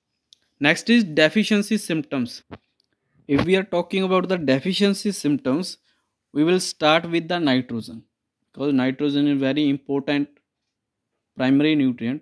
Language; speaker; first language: English; non-native, local second language; Punjabi